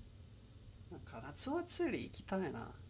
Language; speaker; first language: Japanese; non-native, learner; English